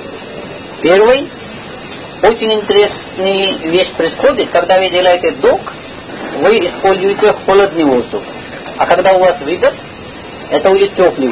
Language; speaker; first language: Russian; non-native, learner; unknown